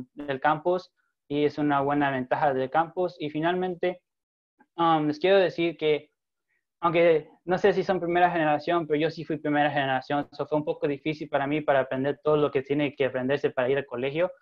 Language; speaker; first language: Spanish; early bilingual, heritage; Spanish